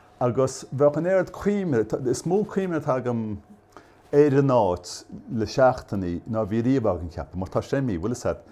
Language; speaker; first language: Irish; native; Irish